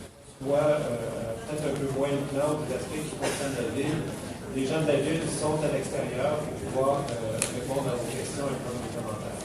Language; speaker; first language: French; native; French